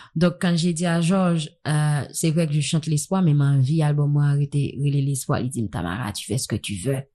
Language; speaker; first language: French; non-native, local second language; Haitian Creole